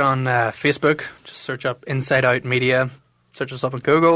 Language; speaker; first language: English; native; English